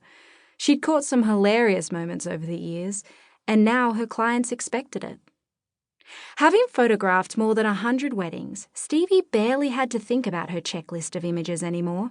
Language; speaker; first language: English; native; English